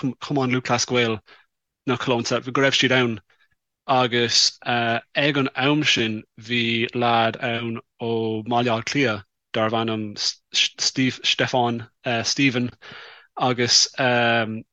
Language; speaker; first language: Irish; non-native, local second language; English